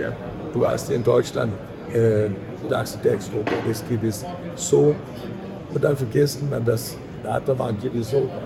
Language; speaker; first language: German; non-native, learner; Danish